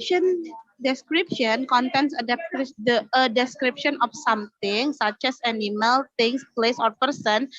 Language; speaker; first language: English; non-native, learner; Indonesian